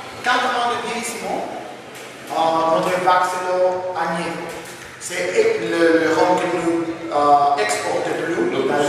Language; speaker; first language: French; non-native, learner; Spanish